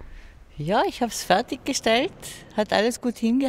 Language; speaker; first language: German; native; German